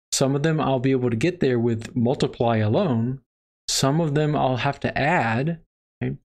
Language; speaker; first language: English; native; English